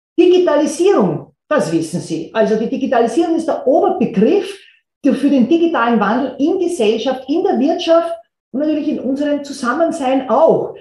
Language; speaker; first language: German; native; German